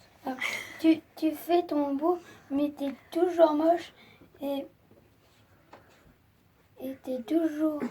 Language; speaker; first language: French; native; French